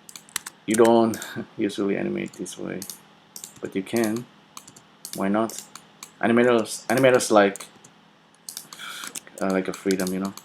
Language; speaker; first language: English; non-native, fluent; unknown